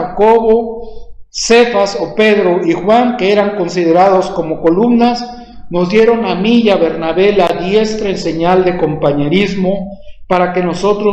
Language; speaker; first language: Spanish; native; Spanish